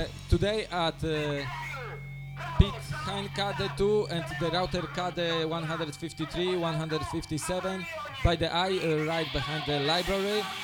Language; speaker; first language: English; non-native, fluent; Polish